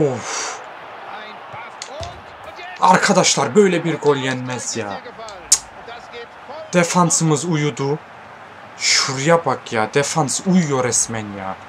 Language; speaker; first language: Turkish; native; Turkish